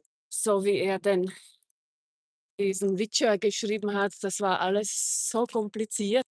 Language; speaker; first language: German; non-native, fluent; Czech